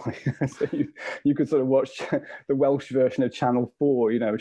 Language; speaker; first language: English; native; English